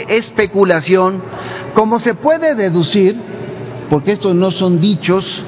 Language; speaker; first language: Spanish; native; Spanish